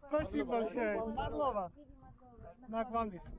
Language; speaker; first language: Russian; non-native, learner; English